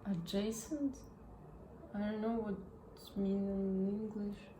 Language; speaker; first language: English; non-native, learner; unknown